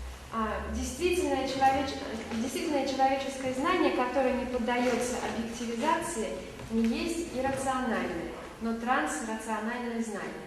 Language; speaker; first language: Russian; native; Russian